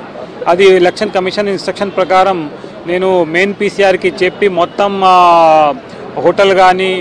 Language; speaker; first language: Telugu; non-native, local second language; Urdu